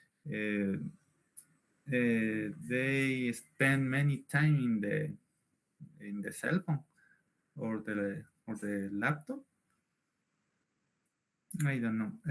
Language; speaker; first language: English; non-native, learner; Spanish